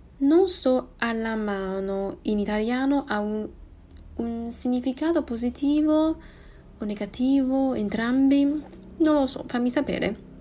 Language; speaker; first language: Italian; non-native, fluent; Chinese